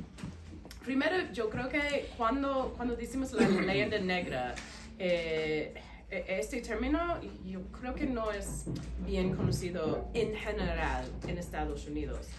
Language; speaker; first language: Spanish; non-native, fluent; English